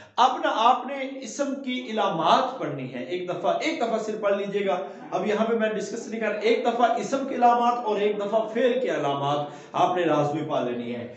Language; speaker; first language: Urdu; non-native, local second language; Punjabi